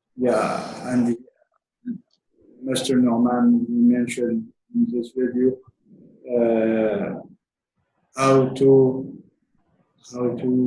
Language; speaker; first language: English; non-native, learner; Arabic